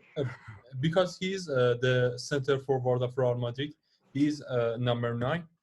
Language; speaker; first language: English; non-native, learner; Persian